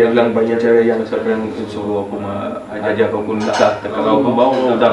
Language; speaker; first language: Indonesian; non-native, fluent; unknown